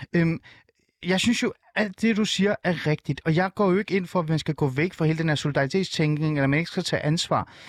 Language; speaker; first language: Danish; early bilingual, other home language; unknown